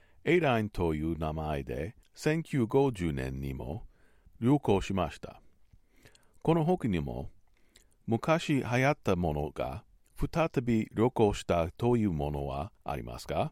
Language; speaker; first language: Japanese; non-native, learner; English